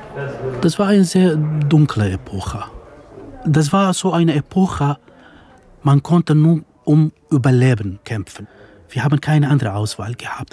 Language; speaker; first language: German; non-native, fluent; Kurdish